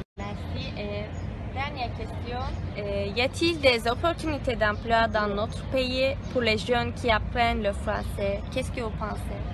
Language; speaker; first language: French; non-native, fluent; Turkish